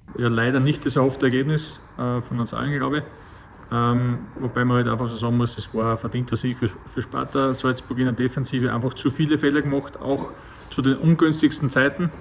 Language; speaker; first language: German; native; German